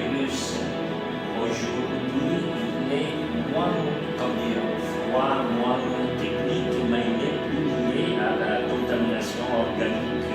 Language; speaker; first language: French; non-native, learner; Italian